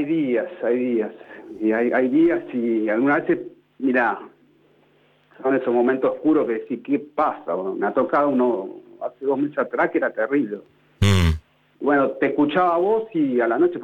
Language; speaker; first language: Spanish; native; Spanish